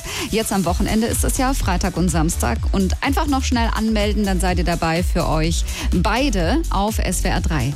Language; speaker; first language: German; native; German